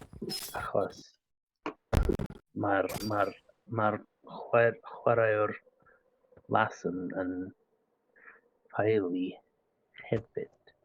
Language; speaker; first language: Welsh; non-native, learner; English